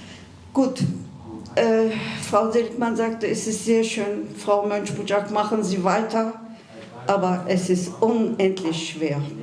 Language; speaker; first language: German; non-native, fluent; Kurdish